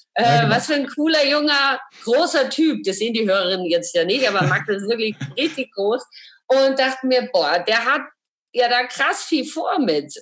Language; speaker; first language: German; native; German